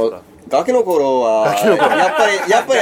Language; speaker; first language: Japanese; non-native, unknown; Swedish